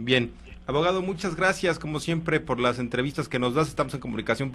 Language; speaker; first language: Spanish; native; Spanish